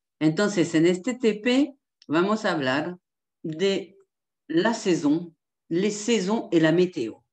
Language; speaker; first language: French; non-native, fluent; Spanish